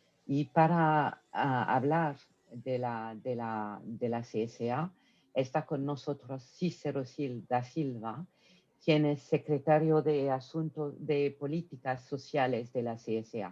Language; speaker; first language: Spanish; non-native, fluent; French